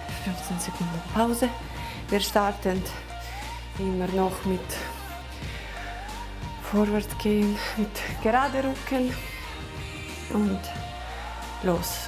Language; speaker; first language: German; non-native, learner; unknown